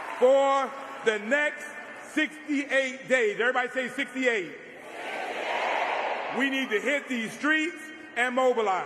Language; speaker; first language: English; native; English